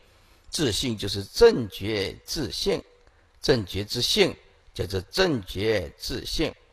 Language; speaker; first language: Chinese; native; Chinese